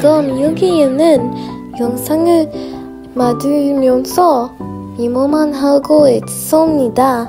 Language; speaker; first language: Korean; non-native, learner; Filipino